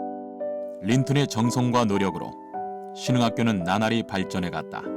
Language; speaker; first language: Korean; native; Korean